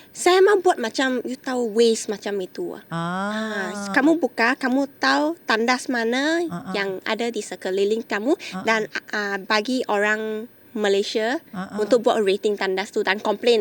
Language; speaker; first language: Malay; non-native, local second language; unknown